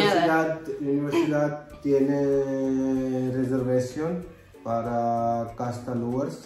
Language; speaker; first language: Spanish; non-native, learner; Hindi